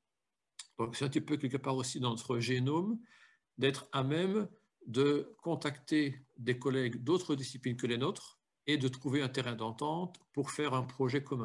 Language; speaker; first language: French; native; French